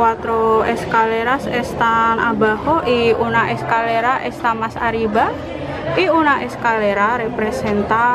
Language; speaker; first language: Spanish; non-native, learner; Indonesian